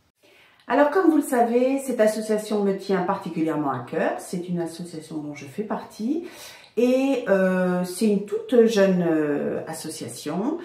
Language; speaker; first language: French; native; French